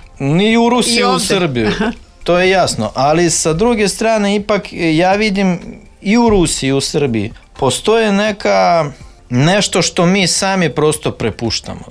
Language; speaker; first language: Serbian; non-native, fluent; Russian